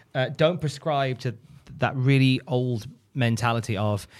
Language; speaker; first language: English; native; English